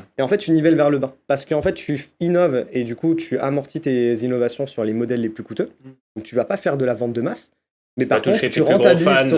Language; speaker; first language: French; native; French